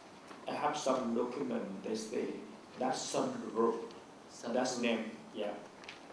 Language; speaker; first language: English; non-native, learner; Vietnamese